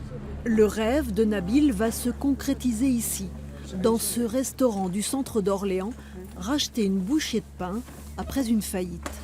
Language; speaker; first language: French; native; French